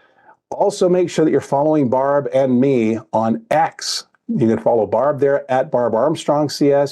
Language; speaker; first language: English; native; English